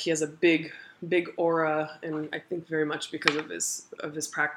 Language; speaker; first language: English; early bilingual, other home language; Portuguese